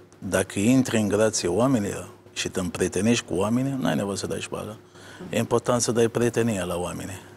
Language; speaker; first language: Romanian; non-native, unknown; Italian